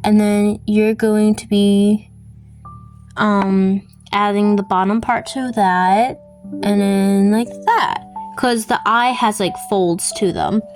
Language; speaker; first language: English; native; English